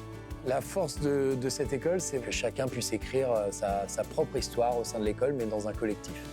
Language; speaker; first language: French; native; French